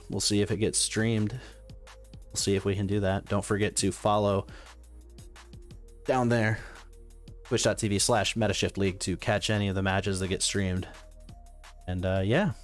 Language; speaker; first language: English; native; English